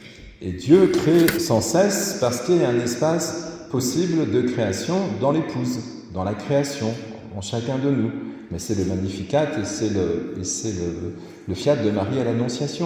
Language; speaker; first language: French; native; French